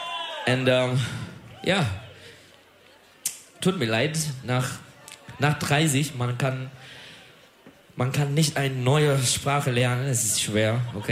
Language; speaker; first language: German; non-native, learner; Turkish